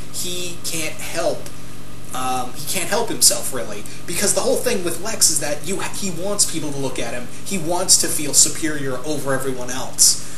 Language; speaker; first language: English; native; English